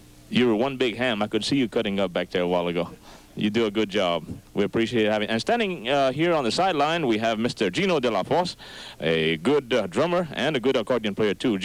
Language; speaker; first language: English; early bilingual, other home language; French